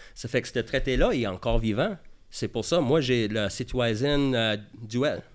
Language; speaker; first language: French; early bilingual, heritage; French